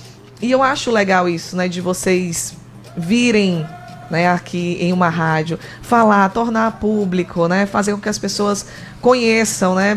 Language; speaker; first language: Portuguese; native; Portuguese